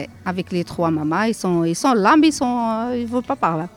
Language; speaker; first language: French; non-native, learner; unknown